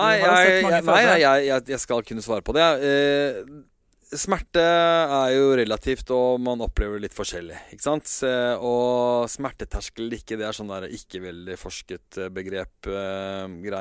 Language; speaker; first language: Norwegian; native; Norwegian